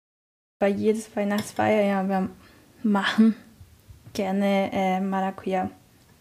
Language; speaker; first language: German; non-native, learner; Portuguese